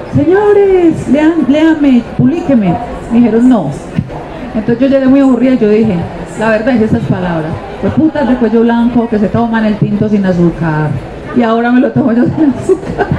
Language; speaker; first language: Spanish; native; Spanish